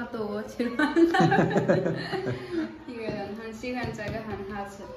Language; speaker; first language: Chinese; non-native, learner; Nepali